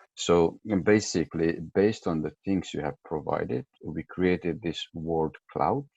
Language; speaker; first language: English; non-native, local second language; Nepali